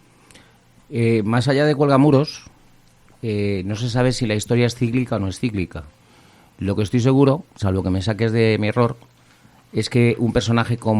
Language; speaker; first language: Spanish; native; Spanish